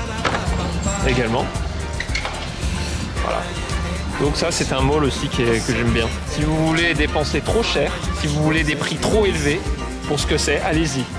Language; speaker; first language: French; native; French